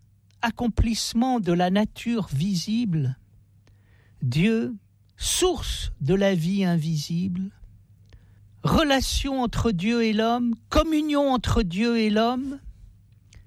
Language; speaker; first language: French; native; French